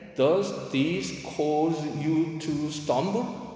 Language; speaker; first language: English; non-native, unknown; Korean